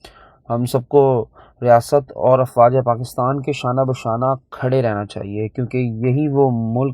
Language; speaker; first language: Urdu; native; Urdu